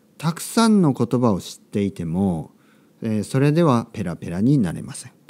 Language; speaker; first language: Japanese; native; Japanese